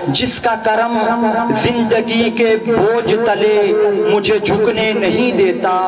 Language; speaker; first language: Urdu; non-native, local second language; Punjabi